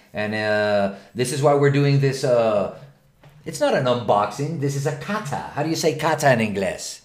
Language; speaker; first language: English; non-native, fluent; Spanish